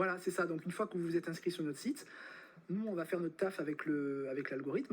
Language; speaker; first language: French; native; French